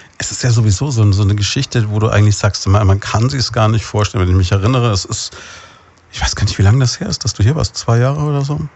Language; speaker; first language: German; native; German